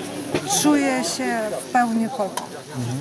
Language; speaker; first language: Polish; early bilingual, heritage; Polish